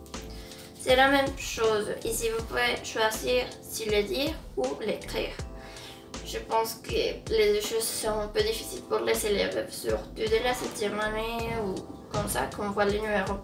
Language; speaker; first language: French; non-native, fluent; Spanish